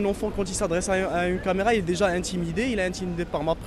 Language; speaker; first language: French; non-native, local second language; Arabic